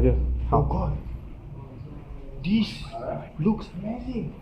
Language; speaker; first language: English; non-native, local second language; Malay